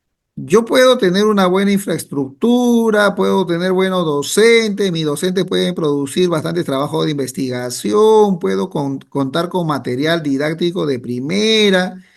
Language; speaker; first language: Spanish; native; Spanish